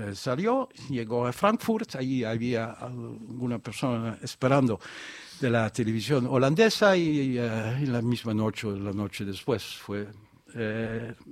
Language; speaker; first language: Spanish; non-native, fluent; Dutch